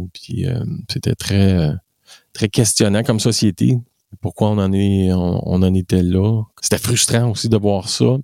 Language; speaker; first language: French; native; French